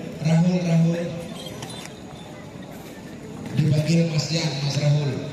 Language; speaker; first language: Indonesian; non-native, local second language; Madurese